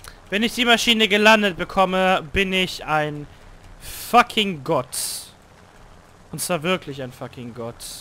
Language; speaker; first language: German; native; German